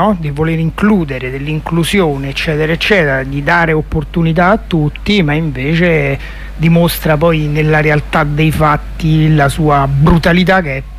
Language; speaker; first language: Italian; native; Italian